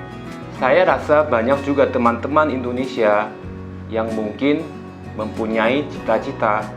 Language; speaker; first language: Indonesian; non-native, fluent; Korean